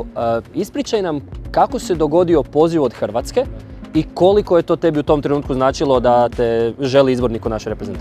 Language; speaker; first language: Croatian; native; Croatian